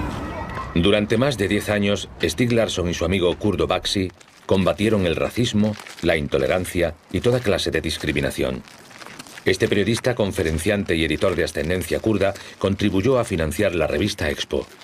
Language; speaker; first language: Spanish; native; Spanish